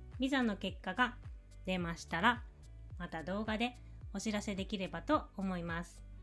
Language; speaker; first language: Japanese; native; Japanese